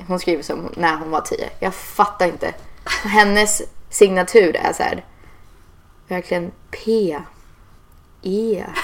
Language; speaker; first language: Swedish; early bilingual, heritage; Swedish